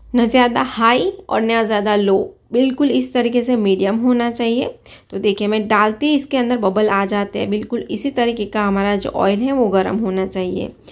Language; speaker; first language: Hindi; non-native, local second language; Gujarati